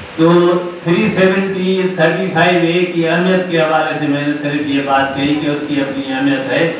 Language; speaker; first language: Urdu; non-native, local second language; Sindhi